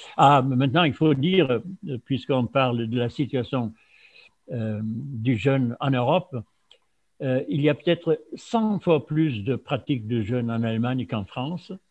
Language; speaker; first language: French; non-native, fluent; German